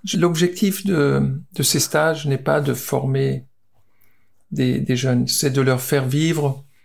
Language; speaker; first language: French; native; French